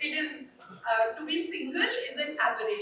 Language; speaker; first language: English; non-native, local second language; Hindi